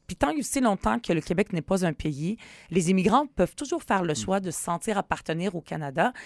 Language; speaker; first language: French; early bilingual, other home language; Arabic